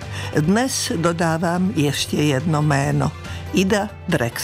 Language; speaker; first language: Czech; non-native, fluent; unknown